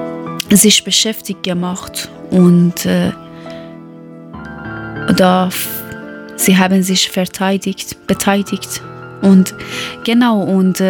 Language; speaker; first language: German; non-native, learner; Persian